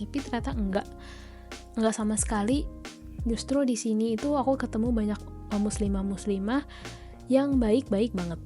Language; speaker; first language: Indonesian; native; Indonesian